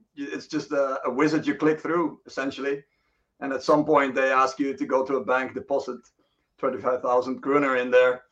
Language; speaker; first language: English; non-native, fluent; Dutch